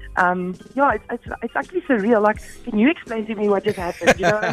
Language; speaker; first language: English; non-native, local second language; Afrikaans